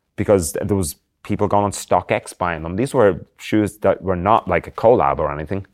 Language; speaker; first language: English; native; English